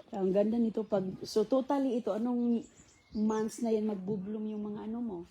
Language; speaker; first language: Filipino; non-native, local second language; Cebuano